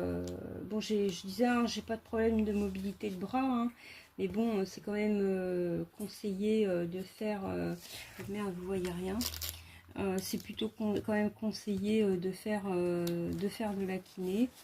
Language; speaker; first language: French; native; French